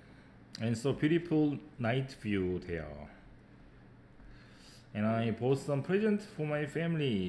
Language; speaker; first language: English; non-native, fluent; Korean